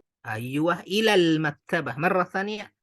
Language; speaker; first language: Arabic; non-native, fluent; Indonesian